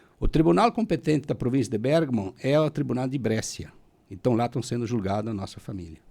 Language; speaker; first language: Portuguese; native; Portuguese